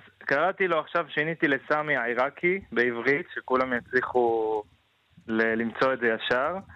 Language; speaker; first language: Hebrew; native; Hebrew